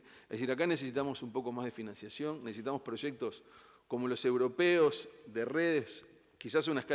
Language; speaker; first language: Spanish; native; Spanish